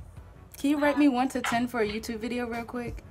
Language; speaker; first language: English; native; English